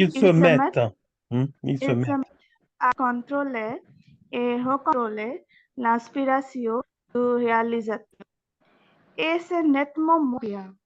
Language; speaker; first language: French; non-native, learner; Bangla